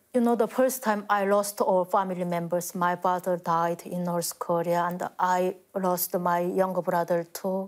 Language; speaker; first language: English; non-native, fluent; Korean